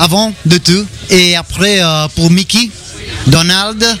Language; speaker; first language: French; non-native, learner; Italian